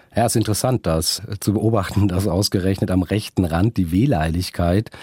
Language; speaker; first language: German; native; German